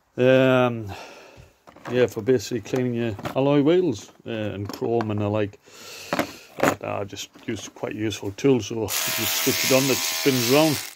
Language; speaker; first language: English; native; English